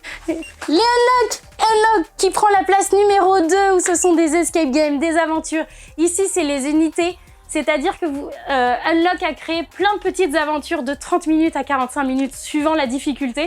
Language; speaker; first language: French; native; French